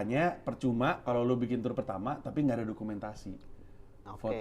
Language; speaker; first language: Indonesian; native; Indonesian